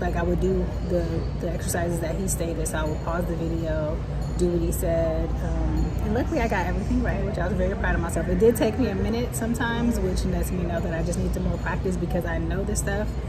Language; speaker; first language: English; native; English